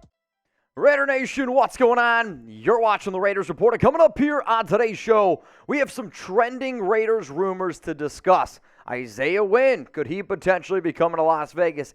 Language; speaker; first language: English; native; English